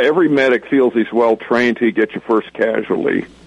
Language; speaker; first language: English; native; English